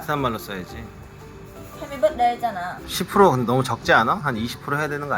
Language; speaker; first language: Korean; native; Korean